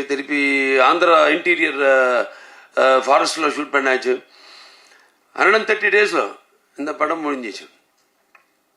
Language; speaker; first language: Tamil; non-native, learner; Telugu